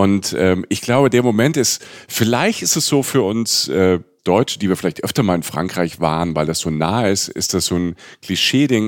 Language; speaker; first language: German; native; German